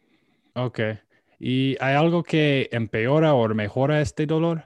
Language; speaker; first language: Spanish; non-native, learner; English